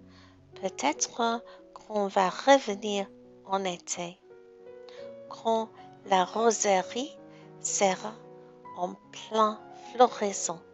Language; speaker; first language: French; non-native, learner; English